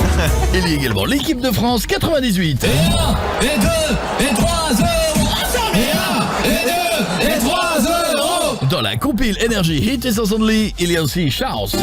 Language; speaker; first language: French; native; French